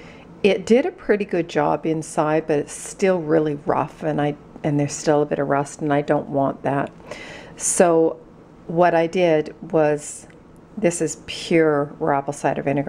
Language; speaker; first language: English; native; English